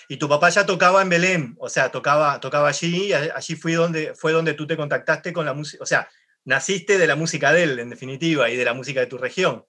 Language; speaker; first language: Spanish; native; Spanish